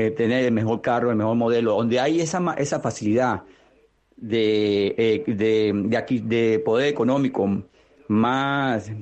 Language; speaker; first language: Spanish; native; Spanish